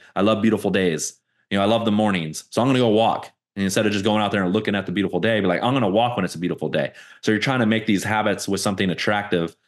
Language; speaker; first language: English; native; English